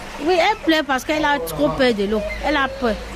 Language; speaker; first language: French; non-native, learner; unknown